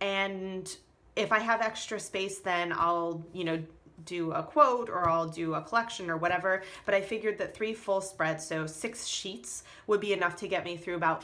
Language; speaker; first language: English; native; English